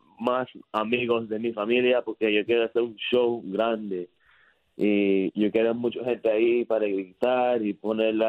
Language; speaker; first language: Spanish; early bilingual, heritage; English